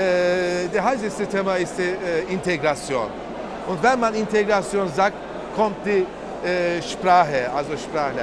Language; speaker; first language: German; non-native, learner; Turkish